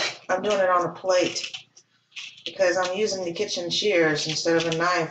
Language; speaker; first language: English; native; English